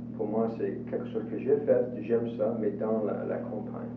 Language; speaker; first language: French; non-native, fluent; English